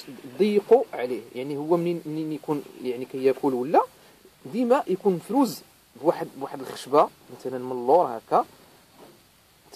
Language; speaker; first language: Arabic; native; Arabic